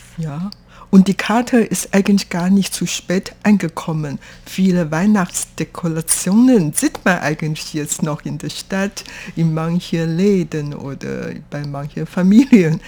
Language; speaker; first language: German; non-native, fluent; Chinese